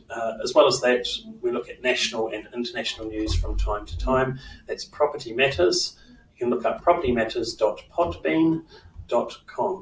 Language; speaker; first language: English; native; English